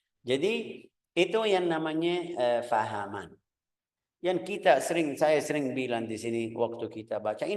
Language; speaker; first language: Indonesian; non-native, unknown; Arabic